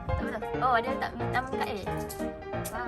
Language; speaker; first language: Malay; native; Malay